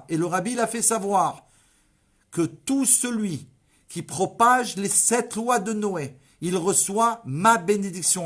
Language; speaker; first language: French; native; French